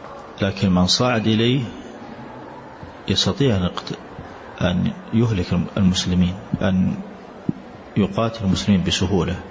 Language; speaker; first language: Arabic; native; Arabic